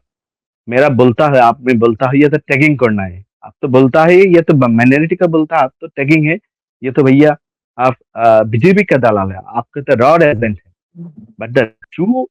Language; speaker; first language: Hindi; non-native, learner; Bangla